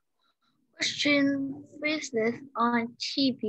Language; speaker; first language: English; non-native, learner; Vietnamese